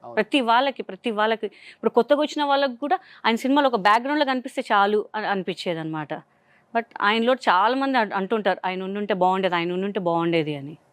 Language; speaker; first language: Telugu; non-native, local second language; Hindi